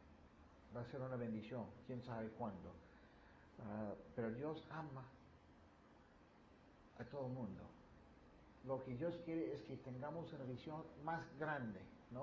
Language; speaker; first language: Spanish; non-native, fluent; English